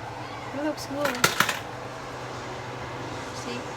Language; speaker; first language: English; non-native, local second language; Filipino